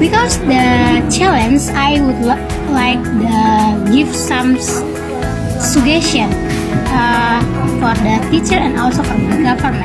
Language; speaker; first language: English; non-native, learner; Indonesian